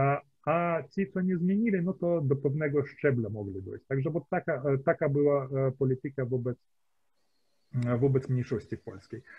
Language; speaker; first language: Polish; early bilingual, heritage; Polish